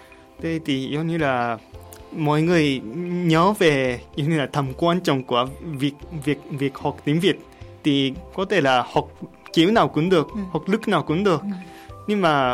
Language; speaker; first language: Vietnamese; non-native, learner; Japanese